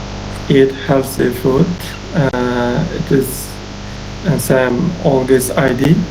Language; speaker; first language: English; non-native, learner; Uzbek